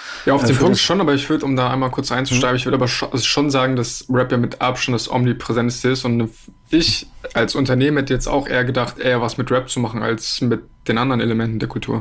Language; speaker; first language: German; native; German